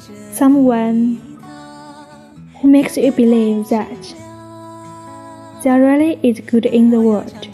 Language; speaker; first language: English; non-native, learner; Chinese